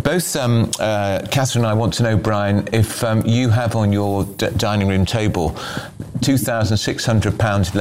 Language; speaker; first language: English; native; English